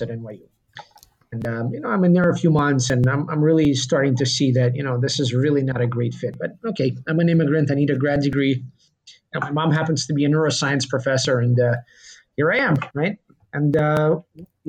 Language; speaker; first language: English; early bilingual, other home language; Russian